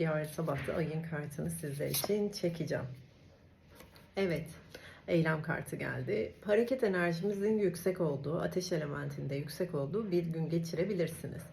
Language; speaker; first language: Turkish; native; Turkish